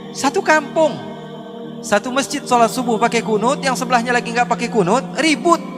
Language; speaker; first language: Indonesian; native; Indonesian